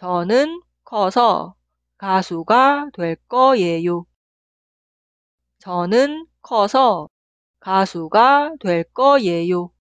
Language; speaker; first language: Korean; non-native, fluent; Spanish